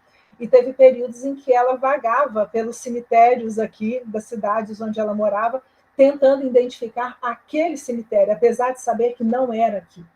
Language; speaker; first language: Portuguese; native; Portuguese